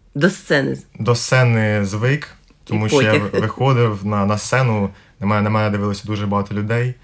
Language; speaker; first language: Ukrainian; native; Ukrainian